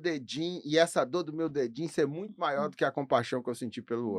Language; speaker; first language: Portuguese; native; Portuguese